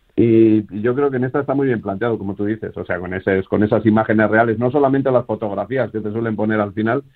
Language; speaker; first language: Spanish; native; Spanish